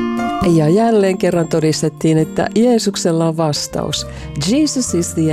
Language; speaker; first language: Finnish; native; Finnish